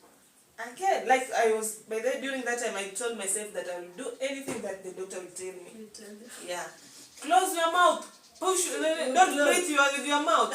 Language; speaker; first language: English; non-native, local second language; Swahili